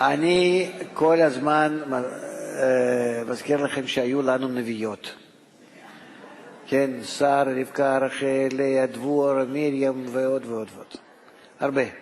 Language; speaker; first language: Hebrew; non-native, fluent; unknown